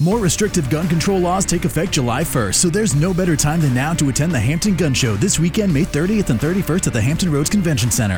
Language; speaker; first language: English; native; English